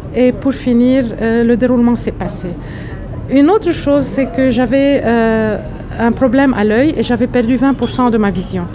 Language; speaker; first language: French; non-native, local second language; Arabic